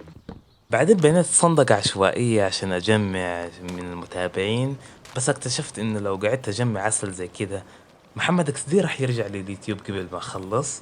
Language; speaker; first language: Arabic; native; Arabic